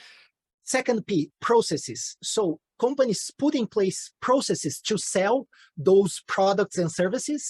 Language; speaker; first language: English; non-native, fluent; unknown